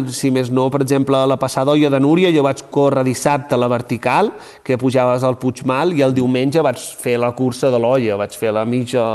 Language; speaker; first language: Catalan; native; Catalan